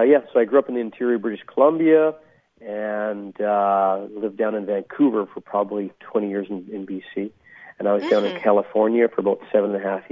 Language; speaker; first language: English; native; English